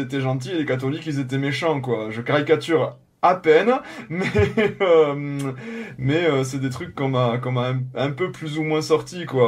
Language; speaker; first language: French; native; French